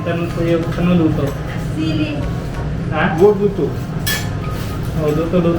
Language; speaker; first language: Filipino; non-native, learner; Punjabi